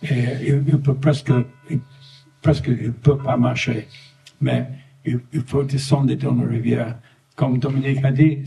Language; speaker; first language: French; non-native, fluent; English